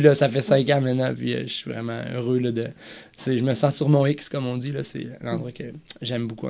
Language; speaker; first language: French; native; French